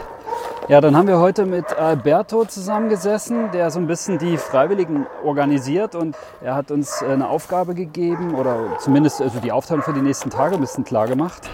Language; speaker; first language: German; native; German